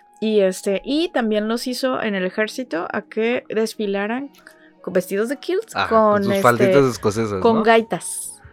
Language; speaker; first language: Spanish; native; Spanish